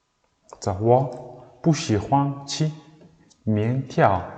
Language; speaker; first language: Chinese; non-native, learner; Mongolian